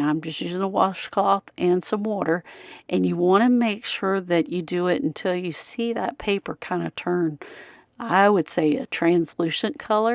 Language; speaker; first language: English; native; English